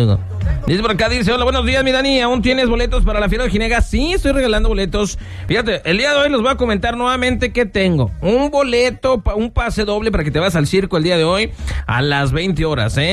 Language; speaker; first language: Spanish; native; Spanish